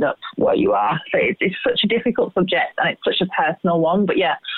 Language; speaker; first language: English; native; English